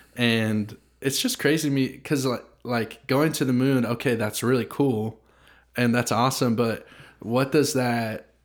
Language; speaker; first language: English; native; English